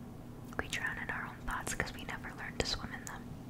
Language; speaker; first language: English; native; English